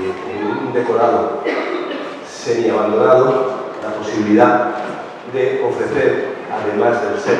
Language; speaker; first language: Spanish; native; Spanish